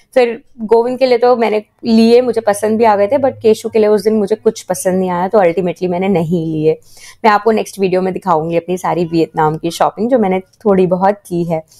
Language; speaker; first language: Hindi; native; Hindi